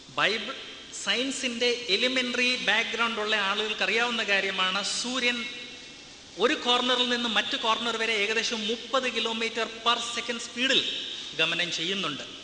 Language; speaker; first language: Malayalam; non-native, learner; Hindi